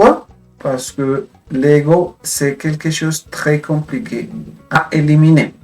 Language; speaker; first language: French; non-native, fluent; Spanish